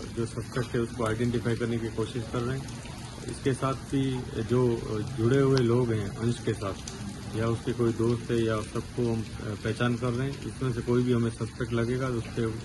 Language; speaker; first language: Hindi; non-native, local second language; Gujarati